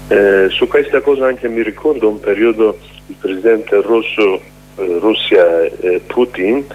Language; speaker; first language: Italian; non-native, learner; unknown